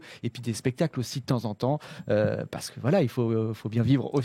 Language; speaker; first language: French; native; French